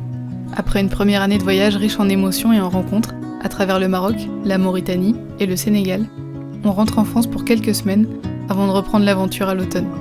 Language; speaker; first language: French; native; French